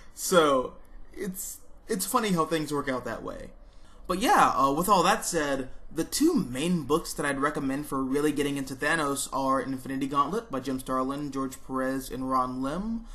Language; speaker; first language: English; native; English